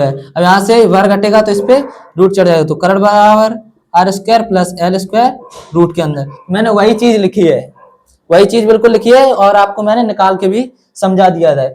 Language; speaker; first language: Hindi; native; Hindi